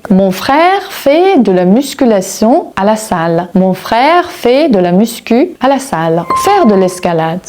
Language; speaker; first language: French; non-native, fluent; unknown